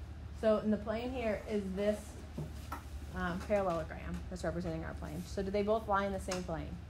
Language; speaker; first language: English; native; English